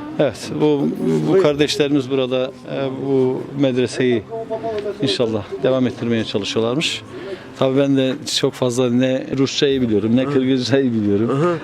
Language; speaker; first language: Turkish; native; Turkish